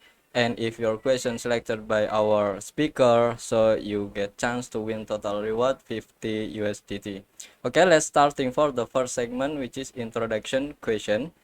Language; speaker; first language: English; non-native, learner; Indonesian